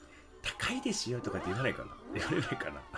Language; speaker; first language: Japanese; native; Japanese